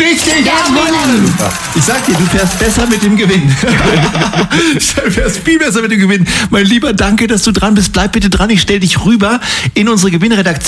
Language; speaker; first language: German; native; German